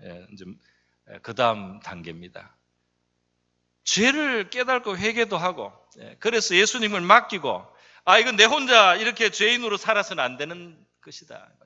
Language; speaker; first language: Korean; native; Korean